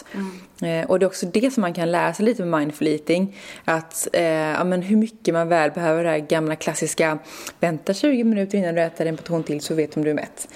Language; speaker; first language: Swedish; native; Swedish